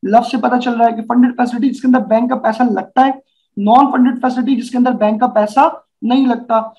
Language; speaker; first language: Urdu; native; Urdu